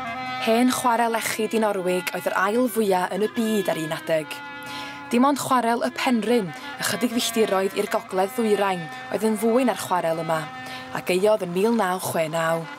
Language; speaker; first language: Welsh; native; Welsh